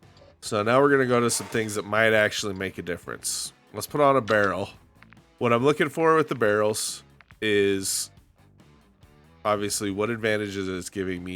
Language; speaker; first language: English; native; English